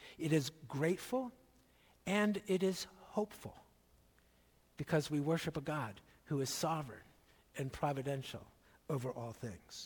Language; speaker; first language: English; native; English